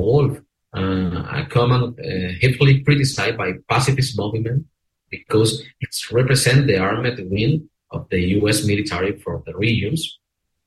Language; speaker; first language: English; non-native, learner; Spanish